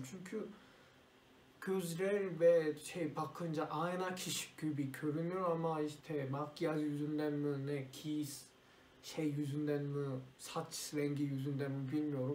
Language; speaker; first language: Turkish; non-native, learner; Korean